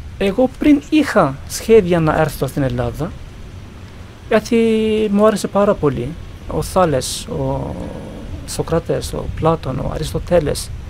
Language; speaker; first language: Greek; non-native, learner; Turkish